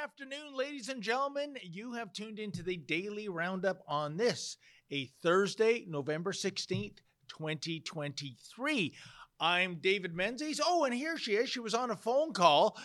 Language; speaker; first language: English; native; English